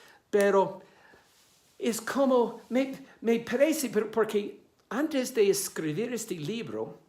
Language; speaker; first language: Spanish; non-native, fluent; English